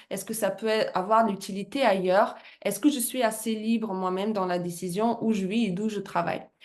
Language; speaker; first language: French; non-native, fluent; Russian